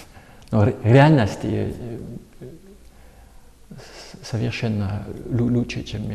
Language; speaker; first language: Russian; non-native, fluent; French